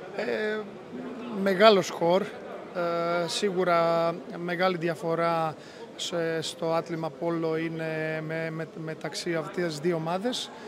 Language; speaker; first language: Greek; non-native, fluent; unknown